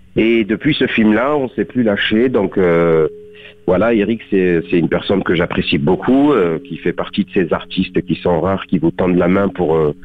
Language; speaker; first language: French; native; French